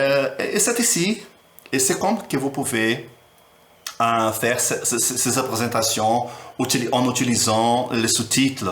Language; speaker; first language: French; non-native, learner; Portuguese